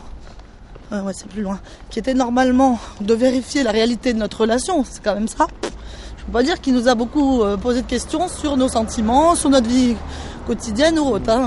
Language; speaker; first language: French; native; French